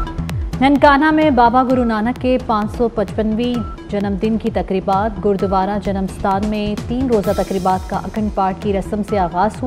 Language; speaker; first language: Urdu; native; Urdu